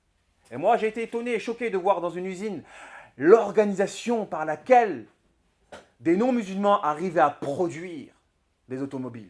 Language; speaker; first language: French; native; French